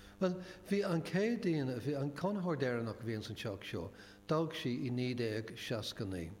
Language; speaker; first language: Irish; non-native, local second language; English